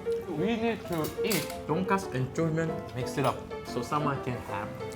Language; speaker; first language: English; native; English